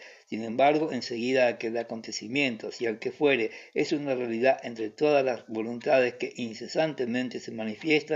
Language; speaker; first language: Spanish; native; Spanish